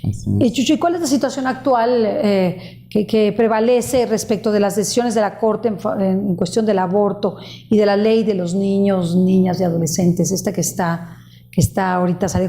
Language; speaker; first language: Spanish; native; Spanish